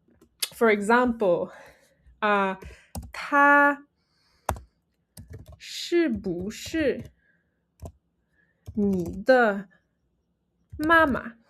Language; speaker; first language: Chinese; non-native, fluent; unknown